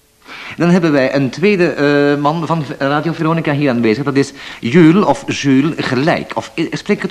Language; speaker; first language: Dutch; native; Dutch